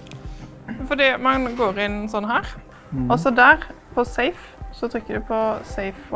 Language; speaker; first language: Norwegian; native; Norwegian